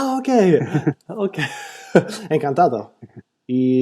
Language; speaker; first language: Spanish; non-native, learner; Swedish